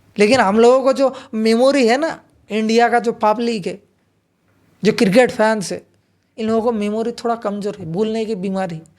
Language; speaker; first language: Hindi; non-native, local second language; Bangla